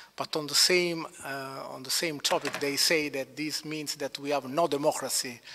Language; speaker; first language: English; non-native, fluent; Italian